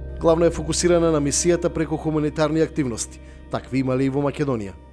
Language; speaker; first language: Macedonian; native; Macedonian